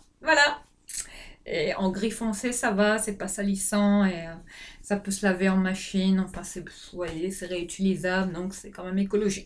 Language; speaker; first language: French; native; French